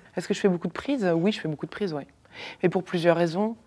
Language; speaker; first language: French; native; French